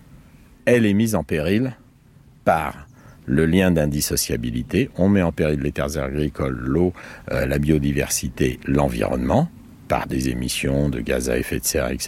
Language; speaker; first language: French; native; French